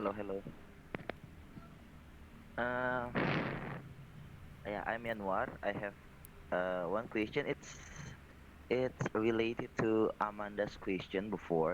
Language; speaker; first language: English; non-native, learner; Indonesian